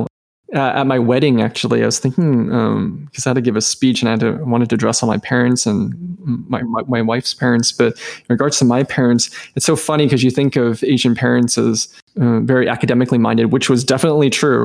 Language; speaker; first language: English; native; English